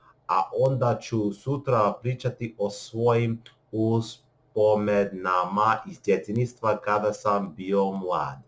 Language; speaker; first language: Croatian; non-native, learner; English